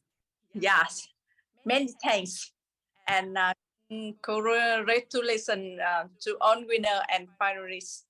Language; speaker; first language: English; non-native, learner; Vietnamese